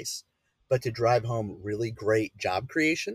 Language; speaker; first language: English; native; English